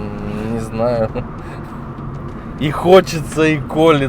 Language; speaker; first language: Russian; native; Russian